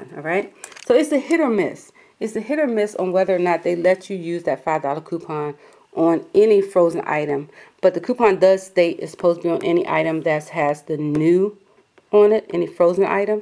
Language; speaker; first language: English; native; English